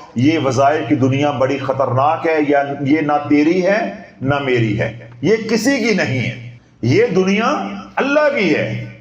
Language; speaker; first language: Urdu; non-native, local second language; Punjabi